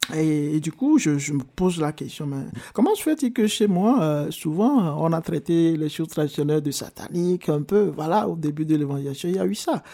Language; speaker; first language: French; non-native, local second language; Ewe